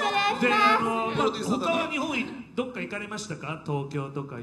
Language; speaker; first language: Japanese; native; Japanese